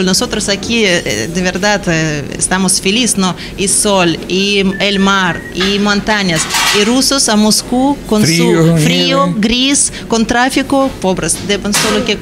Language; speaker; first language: Spanish; non-native, learner; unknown